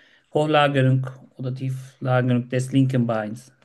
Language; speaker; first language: German; non-native, learner; Turkish